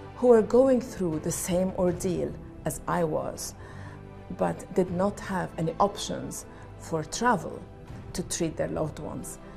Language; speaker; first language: English; non-native, fluent; Arabic